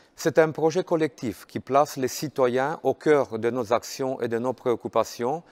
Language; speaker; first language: French; non-native, fluent; Romanian